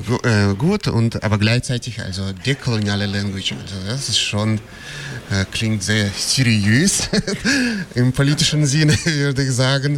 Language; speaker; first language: German; non-native, fluent; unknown